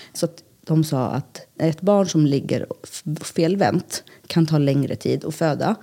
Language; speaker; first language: Swedish; early bilingual, other home language; Greek